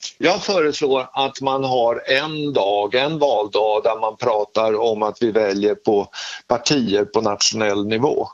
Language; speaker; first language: Swedish; native; Swedish